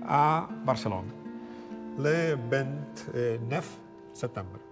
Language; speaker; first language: French; non-native, learner; Spanish